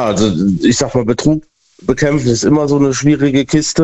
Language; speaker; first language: German; native; German